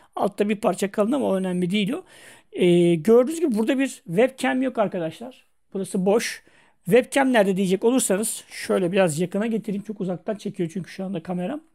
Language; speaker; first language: Turkish; native; Turkish